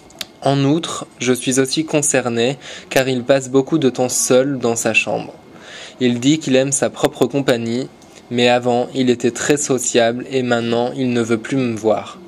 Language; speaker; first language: French; non-native, learner; English